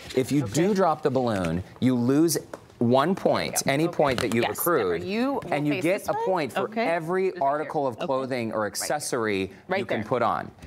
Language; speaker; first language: English; native; English